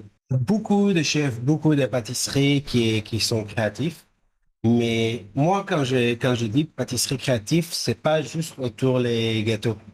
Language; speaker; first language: French; non-native, fluent; Hebrew